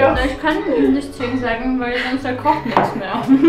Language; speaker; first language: German; non-native, learner; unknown